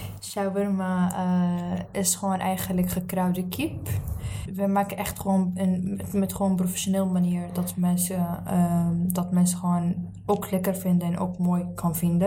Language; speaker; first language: Dutch; early bilingual, other home language; Arabic